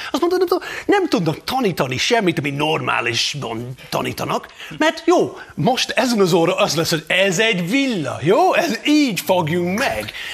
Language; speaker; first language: Hungarian; non-native, fluent; English